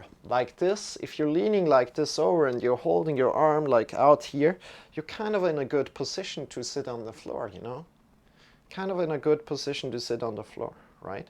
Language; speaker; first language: English; non-native, fluent; German